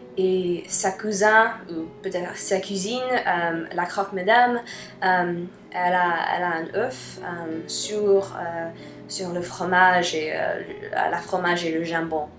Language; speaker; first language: French; non-native, learner; English